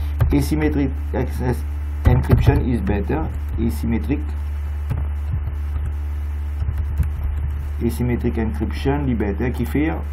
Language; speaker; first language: English; non-native, local second language; Morisyen